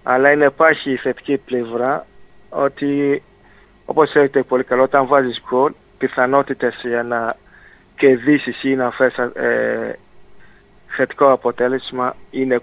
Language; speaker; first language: Greek; non-native, fluent; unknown